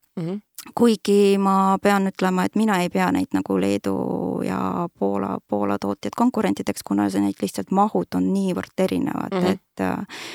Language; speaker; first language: Estonian; non-native, local second language; Russian